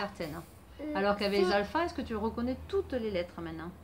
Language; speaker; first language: French; native; French